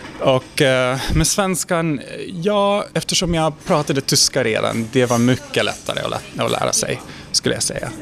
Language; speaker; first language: Swedish; non-native, fluent; Hungarian